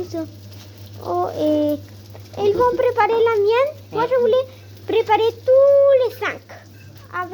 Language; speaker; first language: French; non-native, learner; Spanish